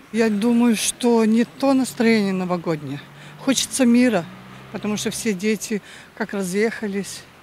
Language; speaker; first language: Russian; native; Russian